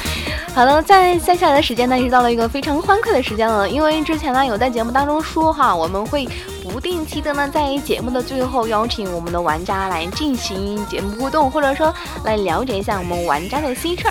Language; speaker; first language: Chinese; native; Chinese